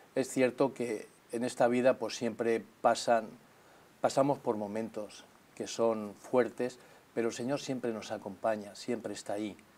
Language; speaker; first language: Spanish; native; Spanish